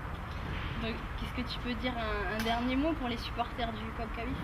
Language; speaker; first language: French; native; French